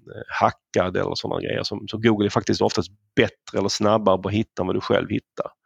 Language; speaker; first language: Swedish; native; Swedish